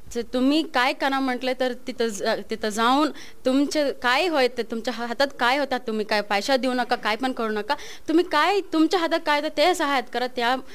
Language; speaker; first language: Marathi; non-native, local second language; Kannada